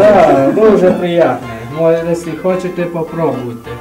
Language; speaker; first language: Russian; non-native, local second language; Hungarian